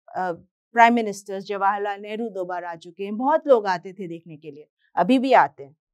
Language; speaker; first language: Hindi; native; Hindi